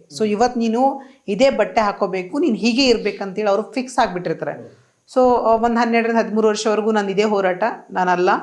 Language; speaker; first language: Kannada; native; Kannada